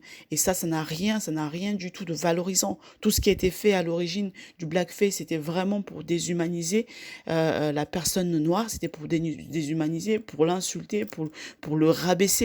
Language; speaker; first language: French; native; French